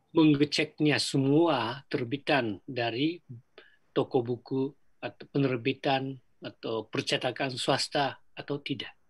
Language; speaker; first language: Indonesian; non-native, fluent; Japanese